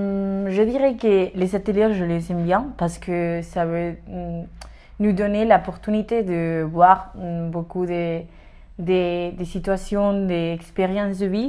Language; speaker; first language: French; non-native, learner; Spanish